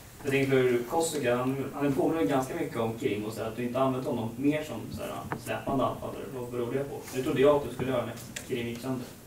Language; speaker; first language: Swedish; native; Swedish